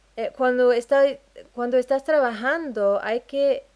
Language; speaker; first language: Spanish; non-native, fluent; English